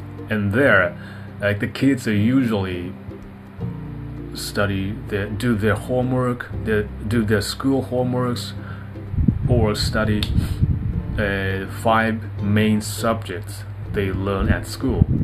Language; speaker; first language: English; non-native, fluent; Japanese